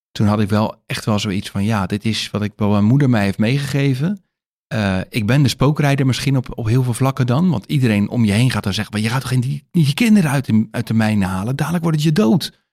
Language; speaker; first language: Dutch; native; Dutch